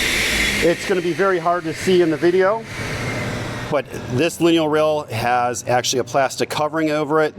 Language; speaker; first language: English; native; English